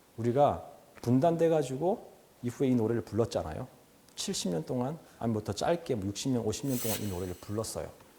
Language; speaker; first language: Korean; native; Korean